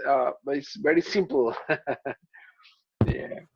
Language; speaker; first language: English; non-native, learner; Spanish